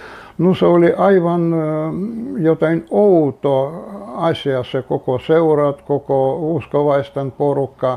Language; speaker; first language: Finnish; non-native, learner; Russian